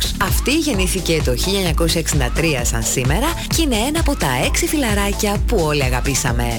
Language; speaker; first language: Greek; native; Greek